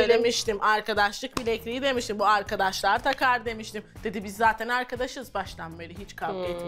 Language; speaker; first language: Turkish; native; Turkish